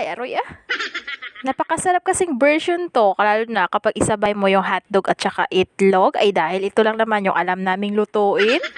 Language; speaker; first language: Filipino; native; Filipino